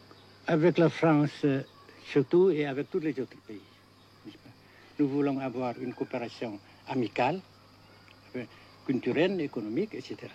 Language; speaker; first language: French; non-native, fluent; Vietnamese